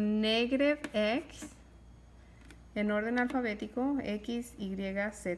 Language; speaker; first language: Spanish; early bilingual, heritage; Spanish